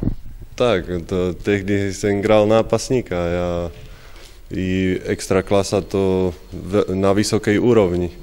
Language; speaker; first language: Polish; non-native, learner; Slovak